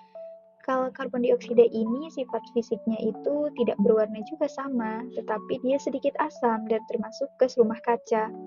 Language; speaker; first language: Indonesian; native; Indonesian